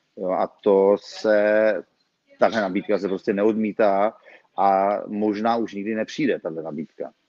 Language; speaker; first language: Czech; native; Czech